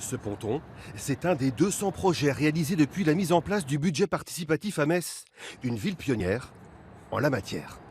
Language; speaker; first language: French; native; French